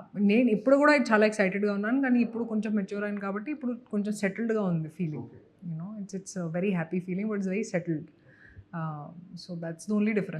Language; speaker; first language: Telugu; non-native, fluent; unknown